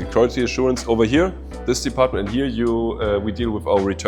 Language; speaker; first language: English; non-native, fluent; German